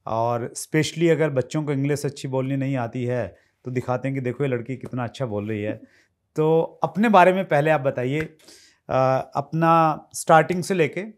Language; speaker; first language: Hindi; native; Hindi